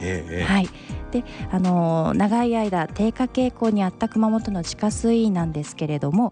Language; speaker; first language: Japanese; native; Japanese